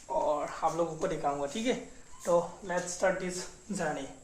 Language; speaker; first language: Hindi; non-native, local second language; Assamese